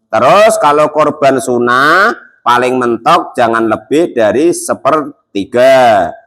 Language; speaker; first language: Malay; non-native, local second language; Javanese